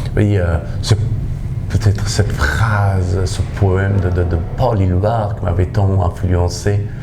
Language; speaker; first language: French; non-native, fluent; Persian